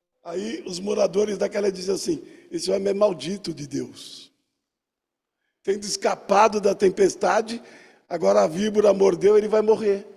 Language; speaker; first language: Portuguese; native; Portuguese